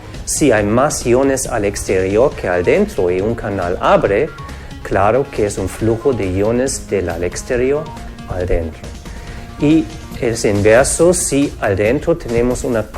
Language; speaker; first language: Spanish; non-native, fluent; German